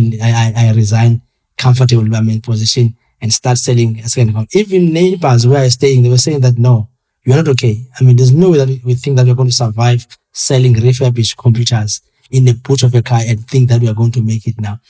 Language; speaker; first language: English; non-native, local second language; Xhosa